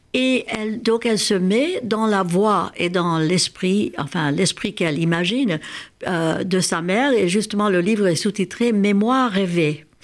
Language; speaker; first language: French; non-native, fluent; Hungarian